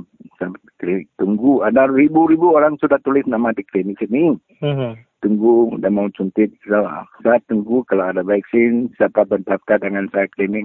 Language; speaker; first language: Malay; non-native, local second language; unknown